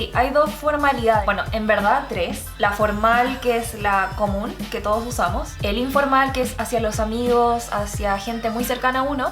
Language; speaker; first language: Spanish; early bilingual, other home language; Korean